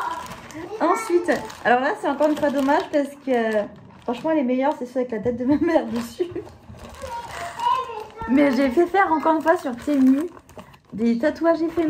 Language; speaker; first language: French; native; French